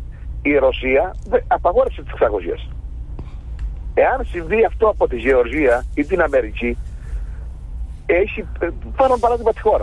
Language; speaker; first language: Greek; native; Greek